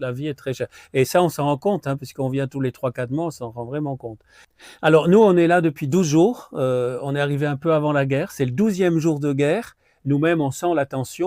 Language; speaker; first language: French; native; French